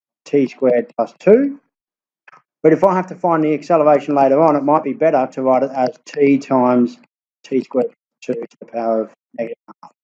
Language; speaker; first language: English; native; English